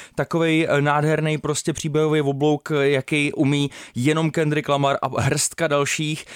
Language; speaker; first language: Czech; native; Czech